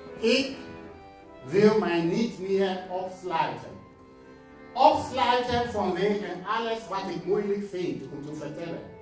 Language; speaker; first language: Dutch; non-native, fluent; English